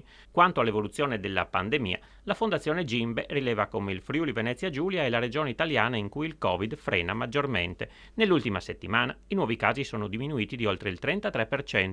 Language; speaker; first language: Italian; native; Italian